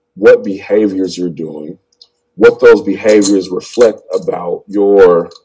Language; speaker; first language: English; native; English